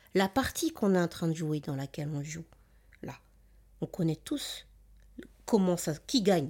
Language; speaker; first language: French; native; French